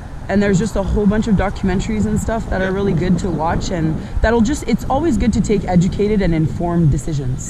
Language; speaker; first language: English; non-native, fluent; French